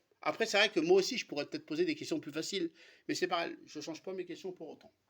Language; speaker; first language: French; native; French